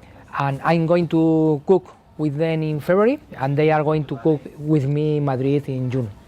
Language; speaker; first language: English; non-native, learner; Spanish